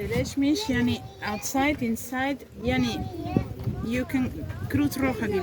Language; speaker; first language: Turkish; non-native, learner; Spanish